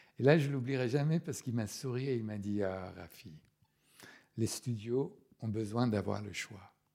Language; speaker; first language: French; non-native, fluent; Persian